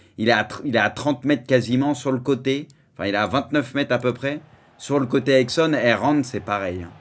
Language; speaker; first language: French; native; French